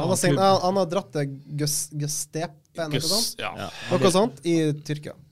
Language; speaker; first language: Norwegian; native; Norwegian